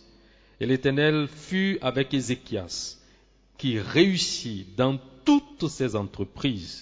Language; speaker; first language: French; non-native, local second language; Swahili